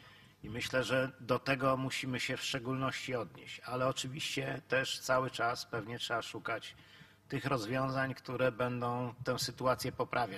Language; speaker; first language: Polish; native; Polish